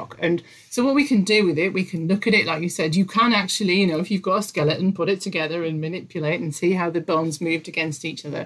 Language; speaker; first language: English; native; English